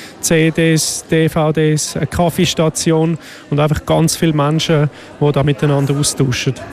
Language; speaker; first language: German; native; German